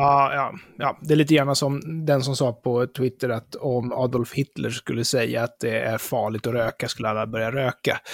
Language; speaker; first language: Swedish; native; Swedish